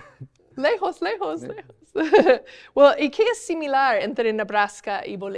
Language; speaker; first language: Spanish; non-native, learner; English